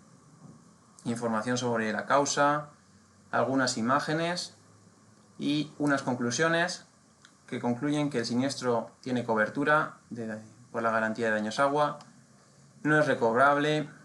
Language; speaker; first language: Spanish; native; Spanish